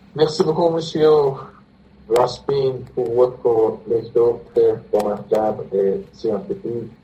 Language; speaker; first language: French; non-native, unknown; Persian